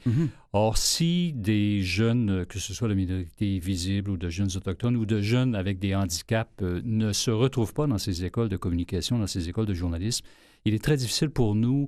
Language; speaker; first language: French; native; French